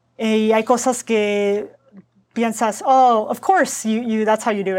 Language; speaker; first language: English; early bilingual, other home language; Spanish